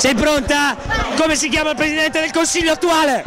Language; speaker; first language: Italian; native; Italian